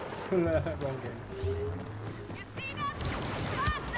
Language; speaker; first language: English; native; English